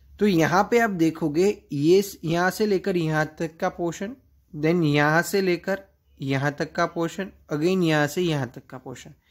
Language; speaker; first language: Hindi; non-native, local second language; Gujarati